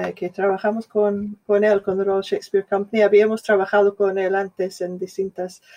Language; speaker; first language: Spanish; non-native, fluent; English